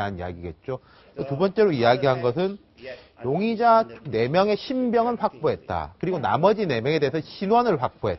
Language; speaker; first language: Korean; native; Korean